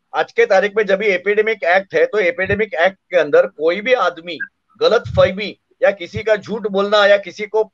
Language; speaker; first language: Hindi; non-native, local second language; Marathi